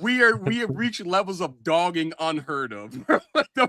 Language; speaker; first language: English; native; English